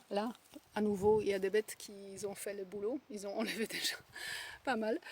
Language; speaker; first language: French; non-native, fluent; Polish